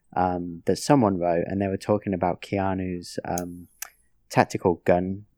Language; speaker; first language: English; native; English